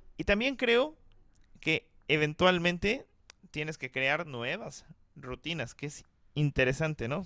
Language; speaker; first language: Spanish; native; Spanish